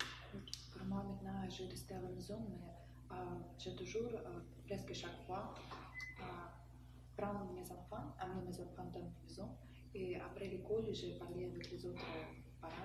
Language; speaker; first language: French; non-native, learner; Russian